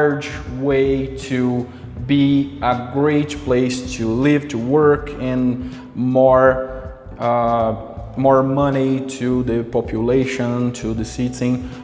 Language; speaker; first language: English; non-native, local second language; Portuguese